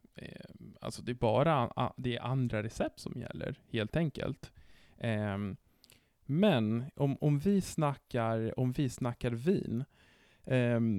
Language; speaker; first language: Swedish; non-native, fluent; Italian